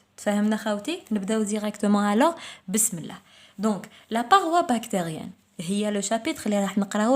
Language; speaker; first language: Arabic; native; Arabic